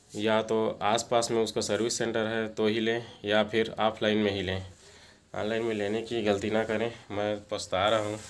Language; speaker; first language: Hindi; native; Hindi